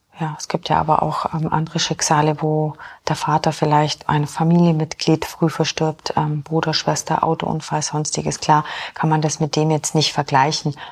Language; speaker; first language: German; early bilingual, other home language; Polish